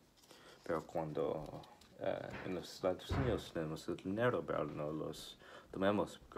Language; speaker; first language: Spanish; non-native, learner; English